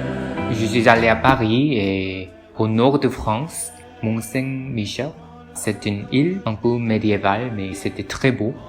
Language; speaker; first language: French; non-native, learner; Korean